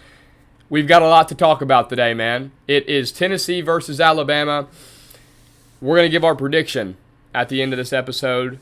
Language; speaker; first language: English; native; English